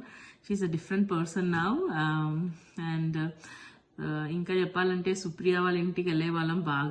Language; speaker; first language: Telugu; native; Telugu